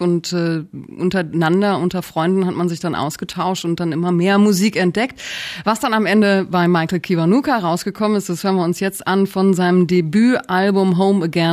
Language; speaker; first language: German; native; German